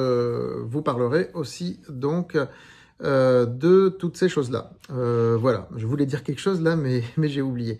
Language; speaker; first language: French; native; French